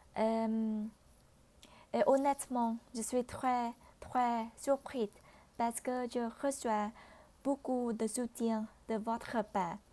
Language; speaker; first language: French; non-native, learner; Vietnamese